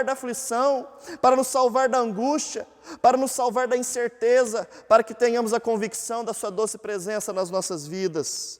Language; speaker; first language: Portuguese; native; Portuguese